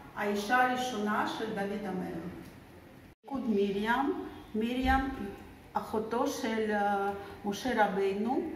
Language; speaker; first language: Hebrew; non-native, fluent; Russian